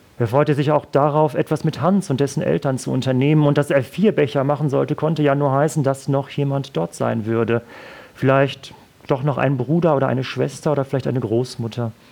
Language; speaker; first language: German; native; German